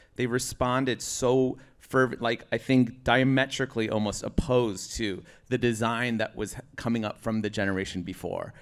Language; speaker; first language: English; native; English